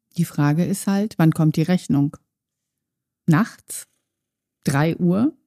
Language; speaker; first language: German; native; German